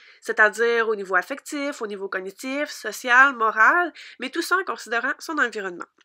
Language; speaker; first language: French; native; French